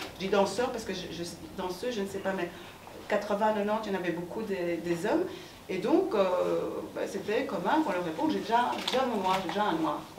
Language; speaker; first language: French; native; French